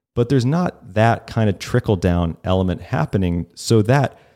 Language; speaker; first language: English; native; English